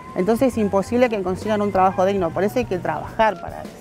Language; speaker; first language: Spanish; native; Spanish